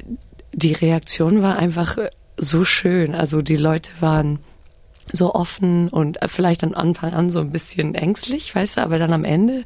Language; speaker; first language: German; early bilingual, heritage; German